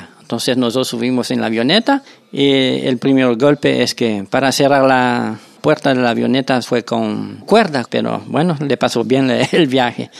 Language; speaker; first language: Spanish; non-native, fluent; French